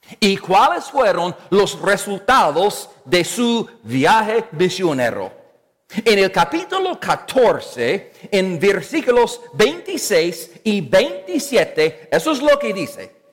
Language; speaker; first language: Spanish; non-native, fluent; English